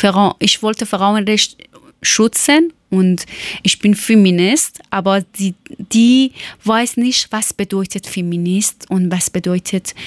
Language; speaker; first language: German; non-native, learner; Persian